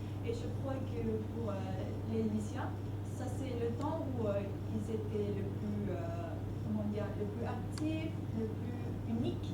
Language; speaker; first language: French; non-native, fluent; Thai